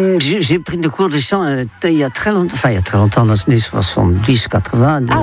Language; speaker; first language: French; non-native, fluent; Dutch